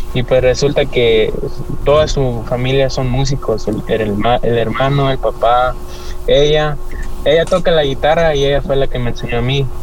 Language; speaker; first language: Spanish; native; Spanish